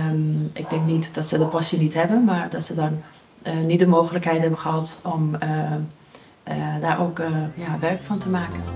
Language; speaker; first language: Dutch; early bilingual, other home language; Persian